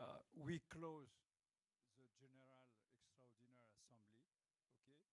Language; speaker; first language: English; non-native, local second language; French